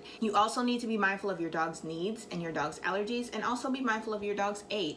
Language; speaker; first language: English; native; English